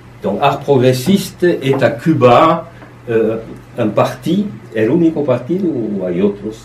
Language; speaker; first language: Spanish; non-native, fluent; French